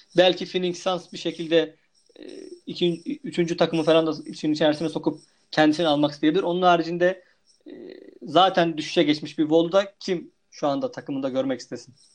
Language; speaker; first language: Turkish; native; Turkish